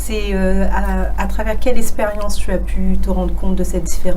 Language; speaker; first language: French; native; French